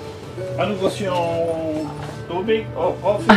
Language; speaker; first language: Filipino; non-native, learner; Punjabi